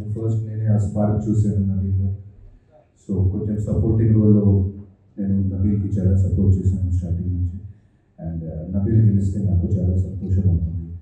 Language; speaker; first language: Telugu; non-native, fluent; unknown